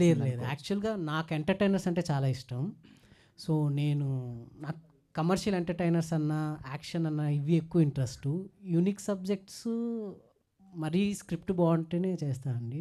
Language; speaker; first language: Telugu; native; Telugu